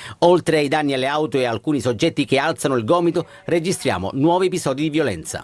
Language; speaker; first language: Italian; native; Italian